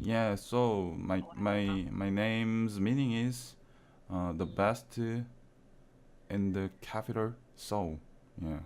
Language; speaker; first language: English; non-native, learner; Korean